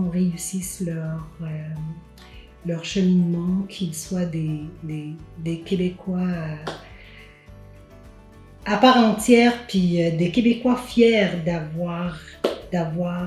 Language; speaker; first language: French; non-native, local second language; Arabic